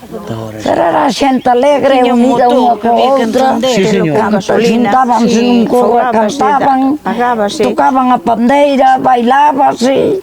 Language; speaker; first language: Galician; native; Galician